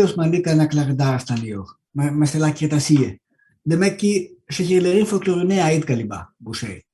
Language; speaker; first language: Turkish; non-native, learner; Greek